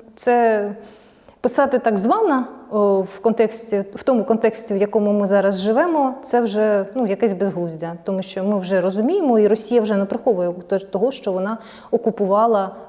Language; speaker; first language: Ukrainian; native; Ukrainian